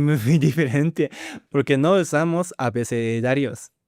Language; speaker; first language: Spanish; non-native, learner; Japanese